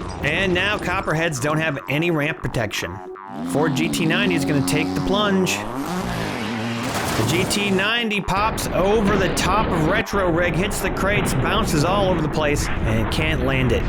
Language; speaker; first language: English; native; English